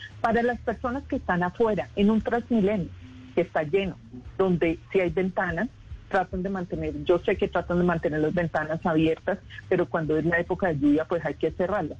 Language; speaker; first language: Spanish; native; Spanish